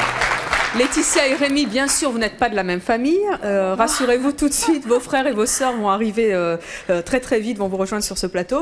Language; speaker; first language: French; native; French